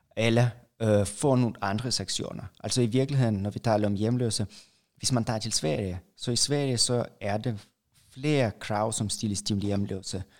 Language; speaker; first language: Danish; non-native, fluent; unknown